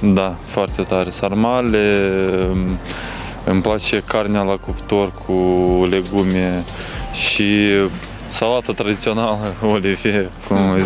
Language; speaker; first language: Romanian; non-native, local second language; Russian